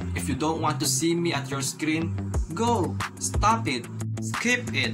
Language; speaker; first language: English; non-native, local second language; Filipino